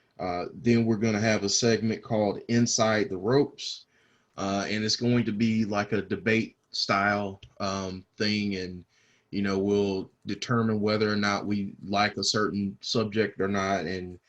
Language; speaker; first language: English; native; English